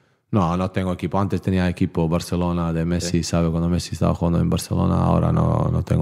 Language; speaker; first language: Spanish; non-native, learner; Bosnian